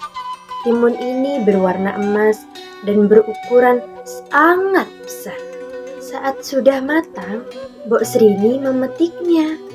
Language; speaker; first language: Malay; non-native, local second language; Javanese